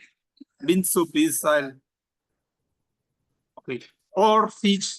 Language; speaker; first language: English; non-native, learner; Spanish